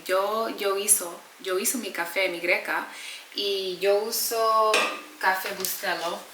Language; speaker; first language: Spanish; early bilingual, other home language; English